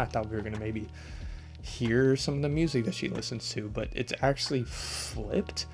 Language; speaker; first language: English; native; English